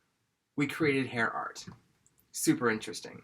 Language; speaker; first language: English; native; English